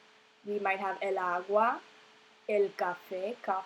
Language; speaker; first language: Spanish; non-native, fluent; English